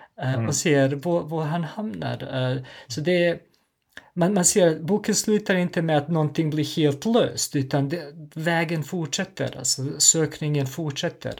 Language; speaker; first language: Swedish; non-native, fluent; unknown